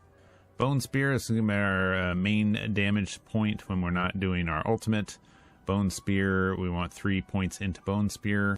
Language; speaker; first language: English; native; English